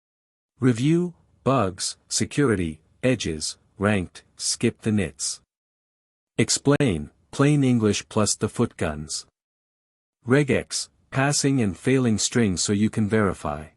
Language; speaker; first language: English; native; English